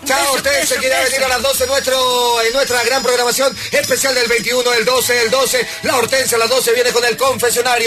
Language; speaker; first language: Spanish; native; Spanish